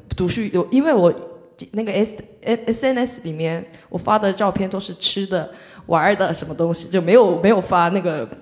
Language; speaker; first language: Chinese; non-native, fluent; Korean